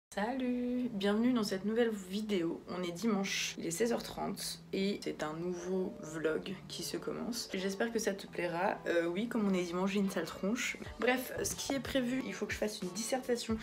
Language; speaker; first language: French; native; French